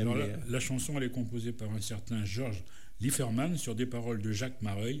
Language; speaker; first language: French; native; French